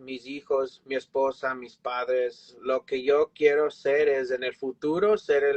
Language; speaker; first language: Spanish; early bilingual, heritage; Spanish